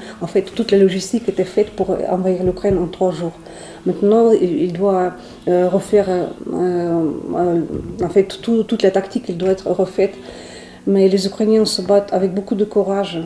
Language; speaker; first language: French; non-native, fluent; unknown